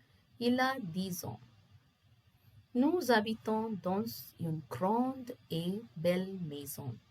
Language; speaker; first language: French; non-native, fluent; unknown